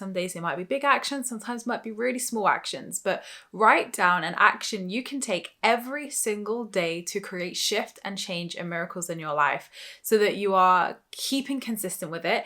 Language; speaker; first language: English; native; English